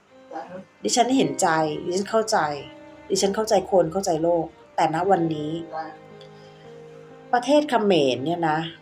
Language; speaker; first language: Thai; native; Thai